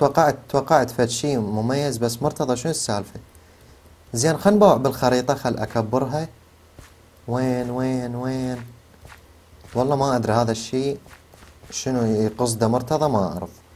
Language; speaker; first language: Arabic; native; Arabic